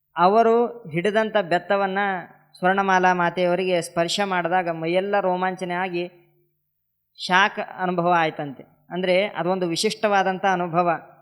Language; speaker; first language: Kannada; native; Kannada